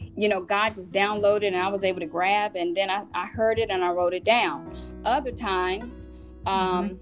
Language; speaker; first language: English; native; English